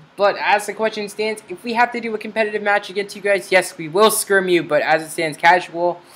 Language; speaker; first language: English; native; English